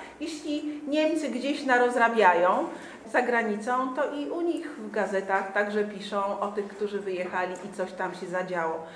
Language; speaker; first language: Polish; native; Polish